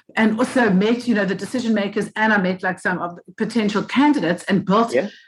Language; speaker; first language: English; native; English